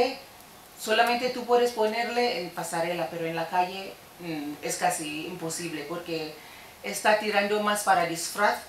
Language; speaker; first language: Spanish; non-native, fluent; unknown